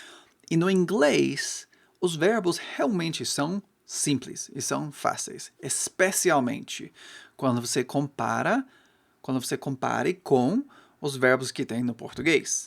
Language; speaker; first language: Portuguese; non-native, fluent; English